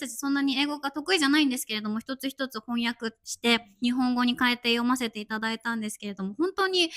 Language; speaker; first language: Japanese; native; Japanese